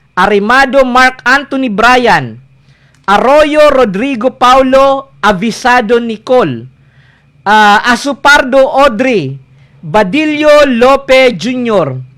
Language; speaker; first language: Filipino; non-native, local second language; Bikol